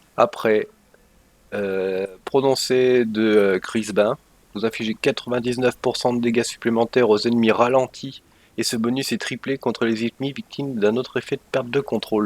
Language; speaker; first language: French; native; French